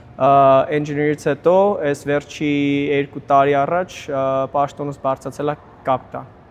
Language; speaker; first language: Armenian; early bilingual, heritage; Armenian